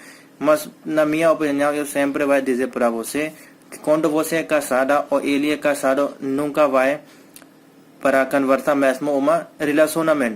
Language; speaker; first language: Portuguese; non-native, learner; Hindi